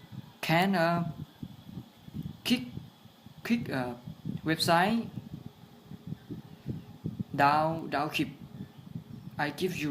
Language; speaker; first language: English; non-native, learner; Thai